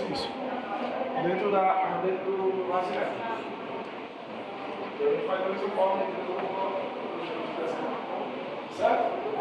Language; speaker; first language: Portuguese; native; Portuguese